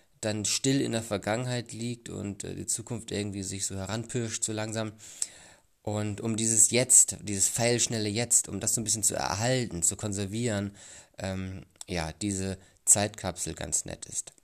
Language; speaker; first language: German; native; German